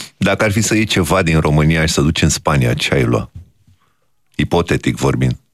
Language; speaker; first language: Romanian; native; Romanian